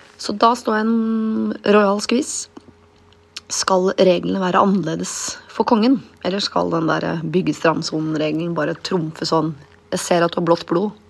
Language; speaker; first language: Norwegian; native; Norwegian